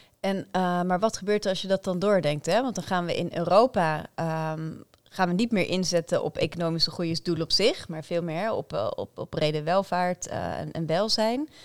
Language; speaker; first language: Dutch; native; Dutch